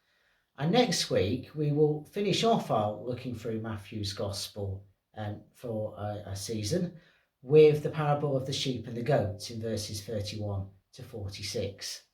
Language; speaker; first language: English; native; English